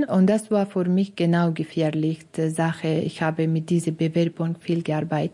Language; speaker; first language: German; non-native, learner; Persian